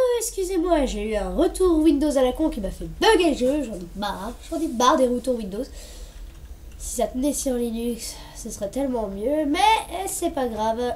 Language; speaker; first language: French; native; French